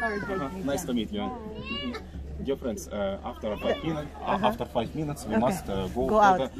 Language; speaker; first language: English; non-native, learner; Russian